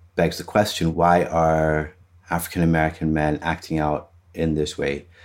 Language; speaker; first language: English; non-native, fluent; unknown